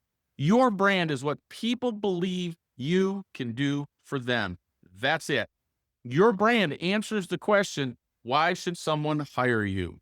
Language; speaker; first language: English; native; English